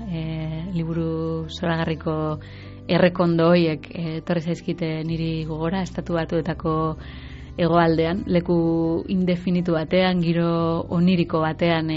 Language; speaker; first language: Basque; native; Basque